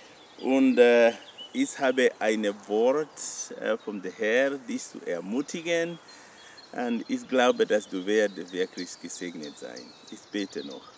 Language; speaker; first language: German; non-native, learner; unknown